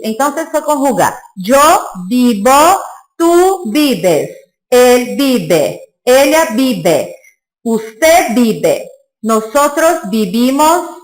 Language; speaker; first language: Spanish; non-native, fluent; Portuguese